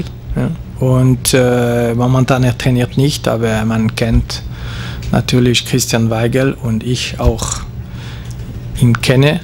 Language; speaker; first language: German; non-native, local second language; French